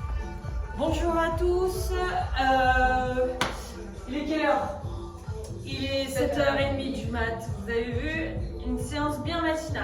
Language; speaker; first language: French; native; French